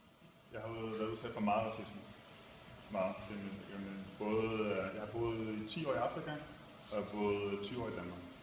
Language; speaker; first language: Danish; early bilingual, other home language; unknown